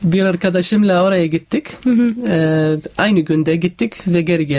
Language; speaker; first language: Turkish; non-native, learner; Arabic